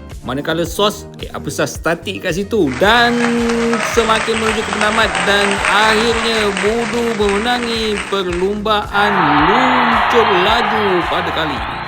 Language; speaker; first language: Malay; native; Malay